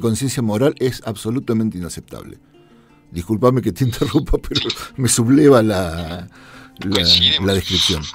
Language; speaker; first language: Spanish; native; Spanish